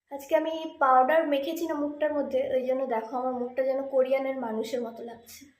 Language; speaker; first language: Bangla; non-native, local second language; Santali